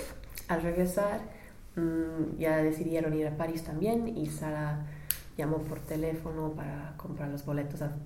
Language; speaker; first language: Spanish; non-native, learner; English